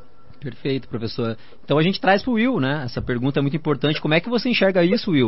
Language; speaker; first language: Portuguese; native; Portuguese